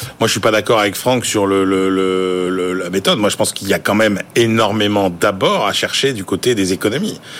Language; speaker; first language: French; native; French